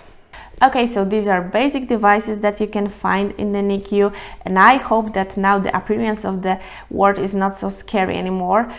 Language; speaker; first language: English; non-native, fluent; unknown